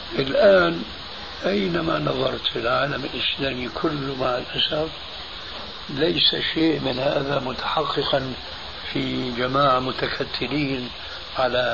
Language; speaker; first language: Arabic; early bilingual, other home language; Albanian